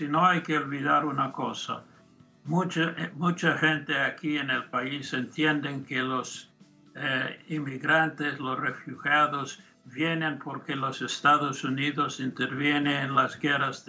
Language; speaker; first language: Spanish; non-native, fluent; English